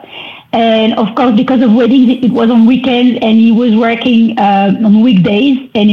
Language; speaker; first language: English; non-native, fluent; French